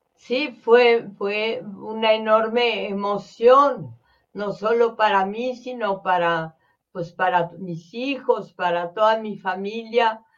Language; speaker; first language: Spanish; early bilingual, other home language; French